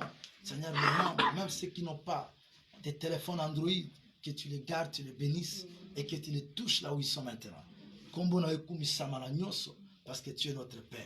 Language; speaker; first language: French; non-native, local second language; Lingala